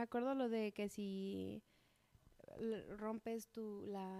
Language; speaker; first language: Spanish; native; Spanish